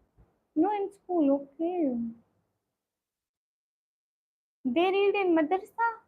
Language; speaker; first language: English; non-native, learner; Punjabi